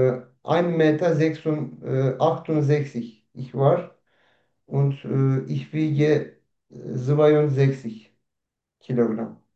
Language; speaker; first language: German; non-native, learner; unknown